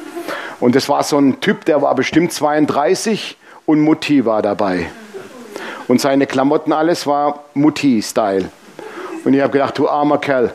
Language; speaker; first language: German; native; German